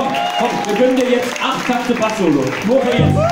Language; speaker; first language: German; native; German